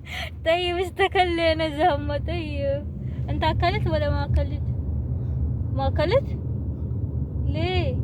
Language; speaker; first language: Arabic; non-native, learner; Amharic